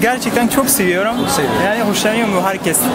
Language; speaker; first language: Turkish; non-native, learner; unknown